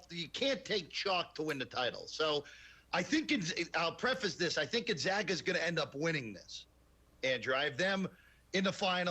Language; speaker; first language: English; native; English